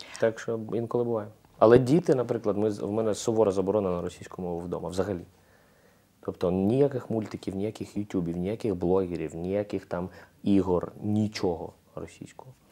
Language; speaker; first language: Ukrainian; non-native, local second language; Russian